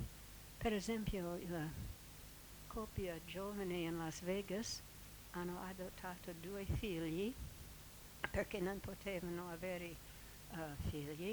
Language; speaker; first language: Italian; non-native, fluent; English